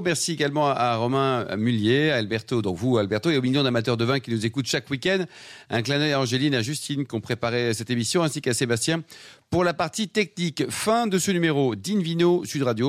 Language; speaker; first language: French; native; French